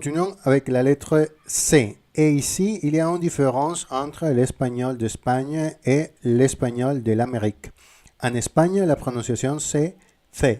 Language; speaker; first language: French; non-native, fluent; Spanish